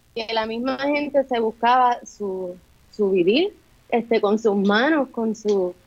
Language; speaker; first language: Spanish; native; Spanish